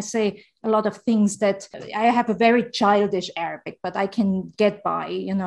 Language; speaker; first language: English; non-native, fluent; German